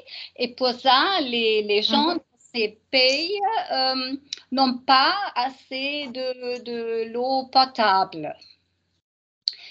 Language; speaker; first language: French; non-native, learner; German